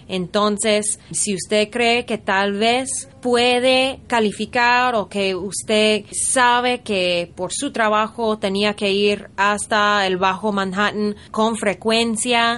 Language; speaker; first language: Spanish; early bilingual, heritage; English